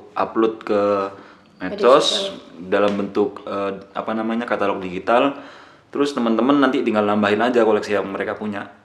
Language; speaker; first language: Indonesian; non-native, local second language; Madurese